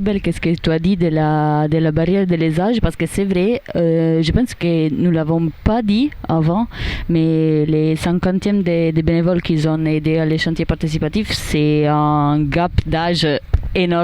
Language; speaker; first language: French; non-native, learner; Italian